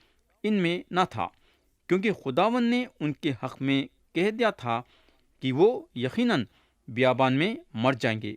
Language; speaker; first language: Urdu; native; Urdu